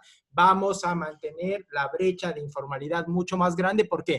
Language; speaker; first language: Spanish; native; Spanish